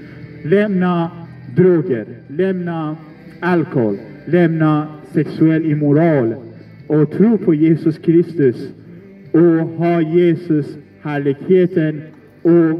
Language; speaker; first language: Swedish; non-native, learner; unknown